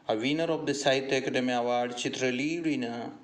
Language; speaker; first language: English; non-native, local second language; Marathi